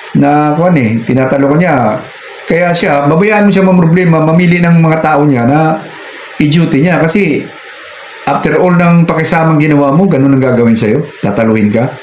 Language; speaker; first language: Filipino; native; Filipino